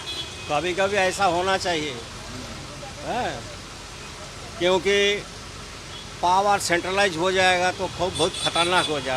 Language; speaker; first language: Hindi; non-native, local second language; Bangla